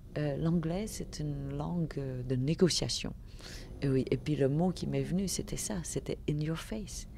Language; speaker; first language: French; early bilingual, other home language; Vietnamese